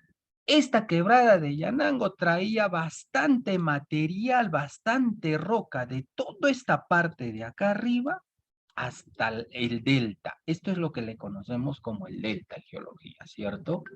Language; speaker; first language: Spanish; native; Spanish